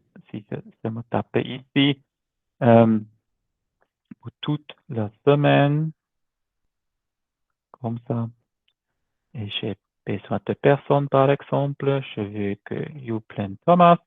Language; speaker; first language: French; non-native, learner; German